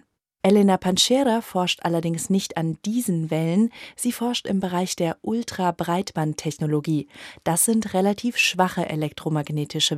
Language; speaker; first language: German; native; German